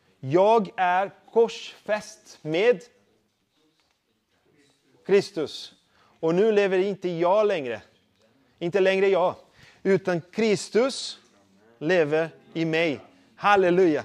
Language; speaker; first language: Swedish; non-native, fluent; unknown